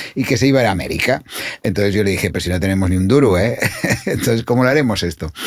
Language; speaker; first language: Spanish; non-native, local second language; Catalan